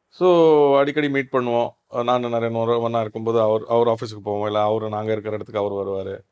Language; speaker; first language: Tamil; non-native, local second language; Kannada